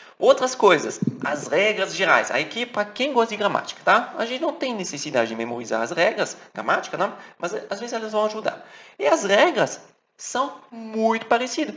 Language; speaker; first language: Portuguese; non-native, fluent; French